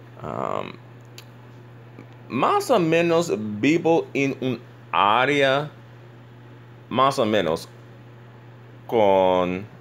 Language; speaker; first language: Spanish; non-native, learner; English